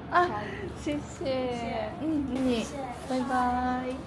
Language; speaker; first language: Chinese; non-native, learner; Japanese